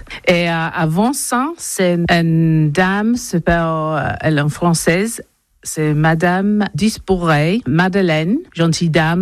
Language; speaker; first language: French; non-native, learner; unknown